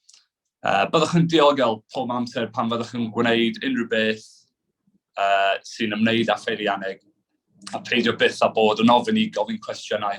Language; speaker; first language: Welsh; non-native, local second language; English